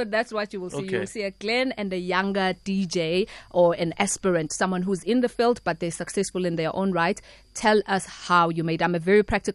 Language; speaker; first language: English; non-native, local second language; Zulu